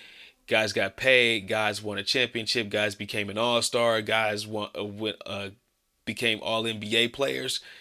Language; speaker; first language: English; native; English